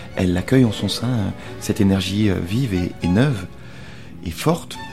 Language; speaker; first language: French; native; French